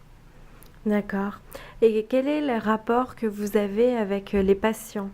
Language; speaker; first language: French; native; French